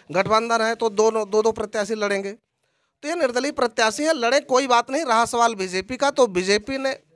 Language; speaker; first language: Hindi; native; Hindi